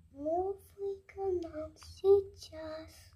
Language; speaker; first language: Russian; early bilingual, heritage; Russian